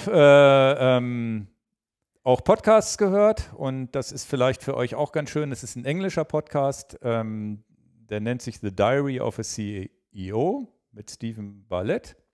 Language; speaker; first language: German; native; German